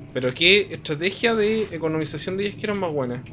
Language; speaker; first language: Spanish; native; Spanish